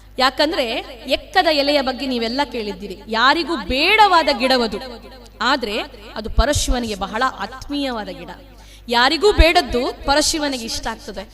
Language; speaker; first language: Kannada; non-native, local second language; Tulu